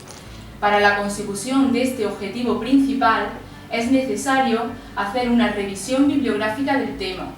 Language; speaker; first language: Spanish; native; Spanish